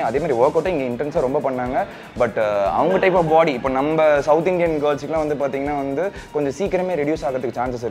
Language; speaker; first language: Tamil; native; Tamil